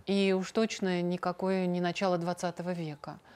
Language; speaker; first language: Russian; native; Russian